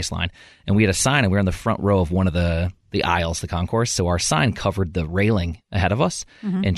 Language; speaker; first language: English; native; English